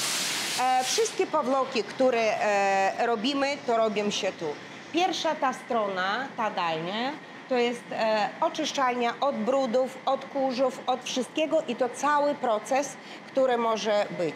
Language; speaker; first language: Polish; non-native, learner; Russian